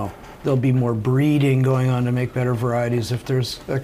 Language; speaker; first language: English; native; English